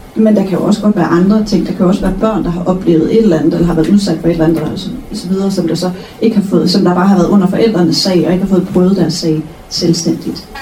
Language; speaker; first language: Danish; native; Danish